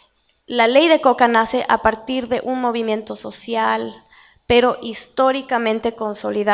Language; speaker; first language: Spanish; native; Spanish